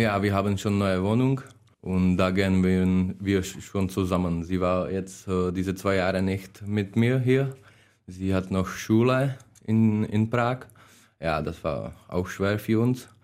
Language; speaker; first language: German; non-native, learner; Czech